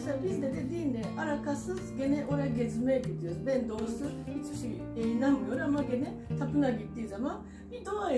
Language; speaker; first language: Turkish; non-native, fluent; Japanese